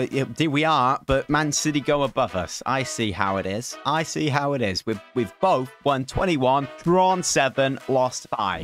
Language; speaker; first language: English; native; English